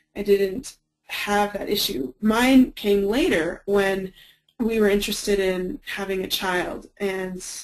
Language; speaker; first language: English; native; English